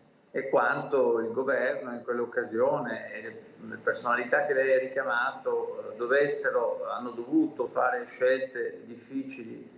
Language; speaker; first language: Italian; native; Italian